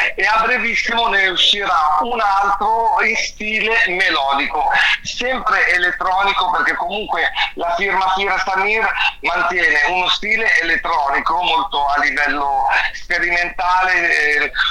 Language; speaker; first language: Italian; non-native, fluent; Arabic